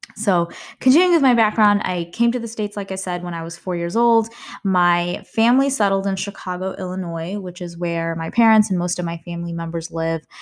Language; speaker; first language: English; early bilingual, other home language; Malayalam